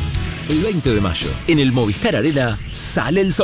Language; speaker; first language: Spanish; native; Spanish